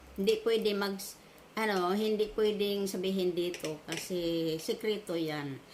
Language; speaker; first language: Filipino; non-native, local second language; Cebuano